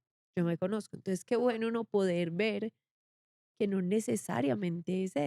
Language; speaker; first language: Spanish; native; Spanish